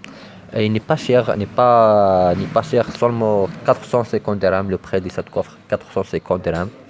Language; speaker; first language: French; non-native, learner; Arabic